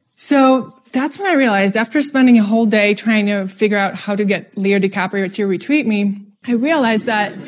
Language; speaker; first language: English; non-native, fluent; Russian